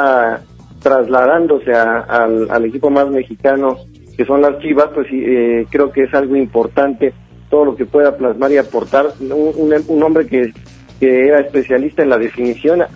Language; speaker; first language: Spanish; native; Spanish